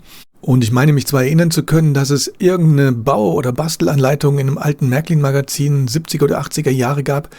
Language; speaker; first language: German; native; German